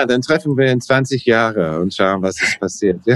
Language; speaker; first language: German; non-native, learner; English